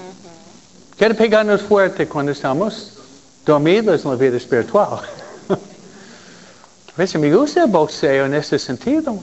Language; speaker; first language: Spanish; non-native, fluent; English